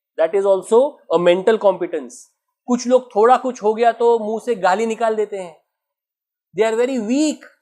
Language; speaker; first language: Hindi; non-native, local second language; Marathi